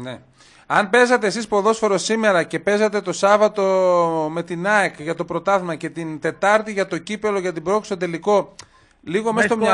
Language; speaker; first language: Greek; native; Greek